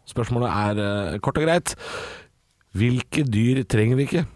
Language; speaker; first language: Norwegian; native; Norwegian